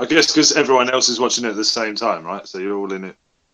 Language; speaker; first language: English; native; English